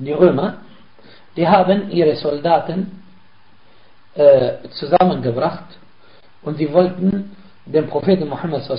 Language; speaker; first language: German; non-native, fluent; Arabic